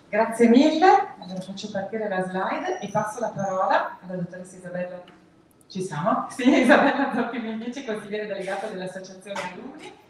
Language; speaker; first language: Italian; native; Italian